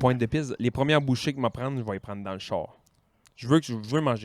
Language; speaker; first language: French; native; French